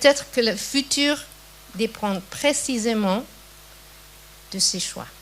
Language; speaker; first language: French; non-native, fluent; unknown